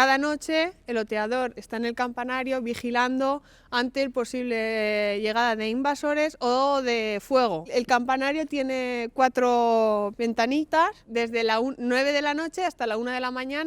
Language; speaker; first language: Spanish; native; Spanish